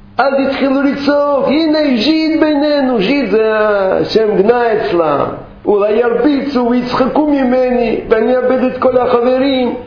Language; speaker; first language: Hebrew; non-native, fluent; Russian